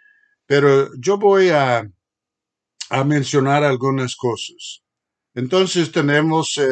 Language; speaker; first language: Spanish; non-native, fluent; English